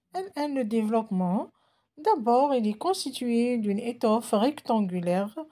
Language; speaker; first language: French; non-native, local second language; Arabic